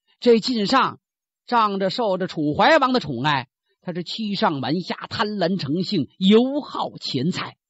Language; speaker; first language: Chinese; native; Chinese